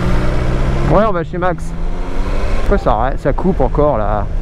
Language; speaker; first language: French; native; French